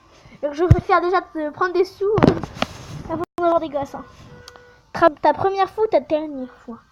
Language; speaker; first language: French; native; French